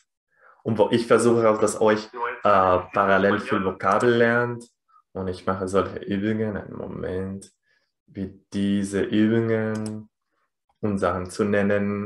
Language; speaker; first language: German; non-native, fluent; Spanish